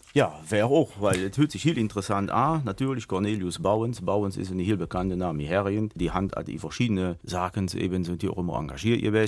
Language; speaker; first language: German; native; German